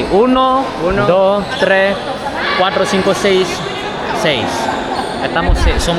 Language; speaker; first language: Spanish; non-native, fluent; Indonesian